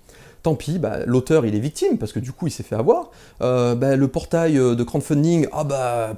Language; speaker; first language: French; native; French